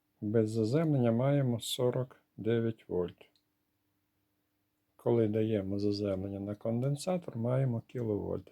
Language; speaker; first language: Ukrainian; native; Ukrainian